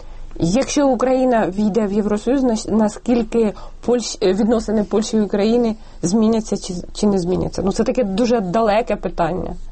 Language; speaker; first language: Ukrainian; native; Ukrainian